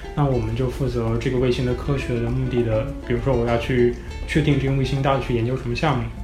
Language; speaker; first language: Chinese; native; Chinese